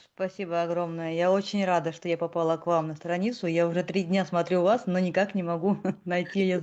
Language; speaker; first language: Russian; native; Russian